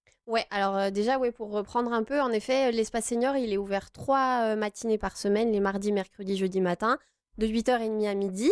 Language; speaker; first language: French; native; French